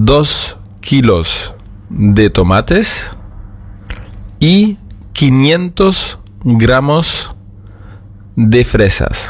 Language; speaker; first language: Spanish; non-native, fluent; German